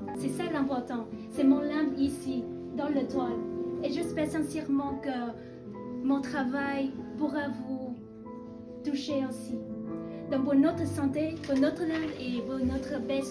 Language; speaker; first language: French; non-native, fluent; Vietnamese